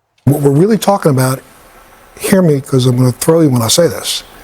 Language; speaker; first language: English; native; English